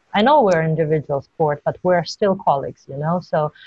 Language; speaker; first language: English; non-native, fluent; Georgian